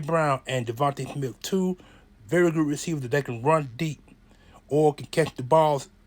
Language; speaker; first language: English; native; English